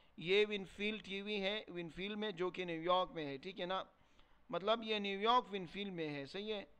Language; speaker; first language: Urdu; non-native, local second language; Pashto